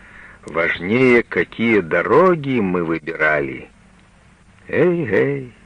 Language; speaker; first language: Russian; native; Russian